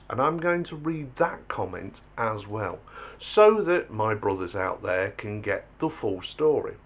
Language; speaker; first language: English; native; English